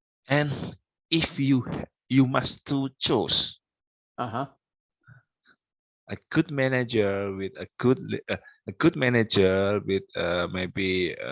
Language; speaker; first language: English; non-native, local second language; Indonesian